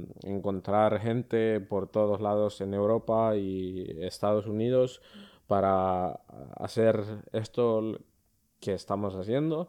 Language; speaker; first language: Spanish; early bilingual, other home language; Finnish